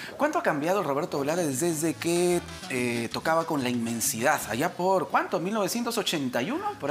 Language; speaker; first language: Spanish; native; Spanish